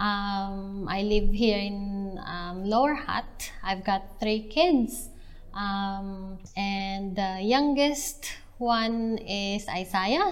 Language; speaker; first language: English; non-native, local second language; Filipino